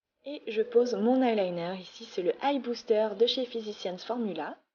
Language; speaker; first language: French; native; French